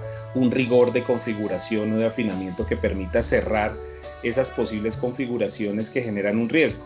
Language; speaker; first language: Spanish; native; Spanish